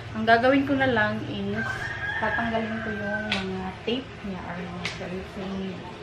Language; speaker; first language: Filipino; non-native, local second language; Cebuano